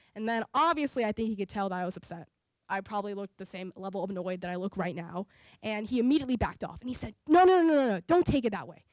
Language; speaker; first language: English; native; English